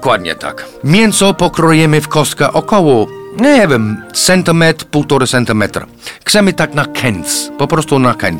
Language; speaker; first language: Polish; non-native, fluent; English